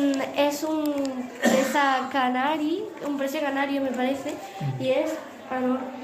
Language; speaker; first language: Catalan; non-native, local second language; Spanish